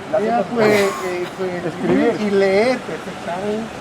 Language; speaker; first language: Spanish; non-native, learner; English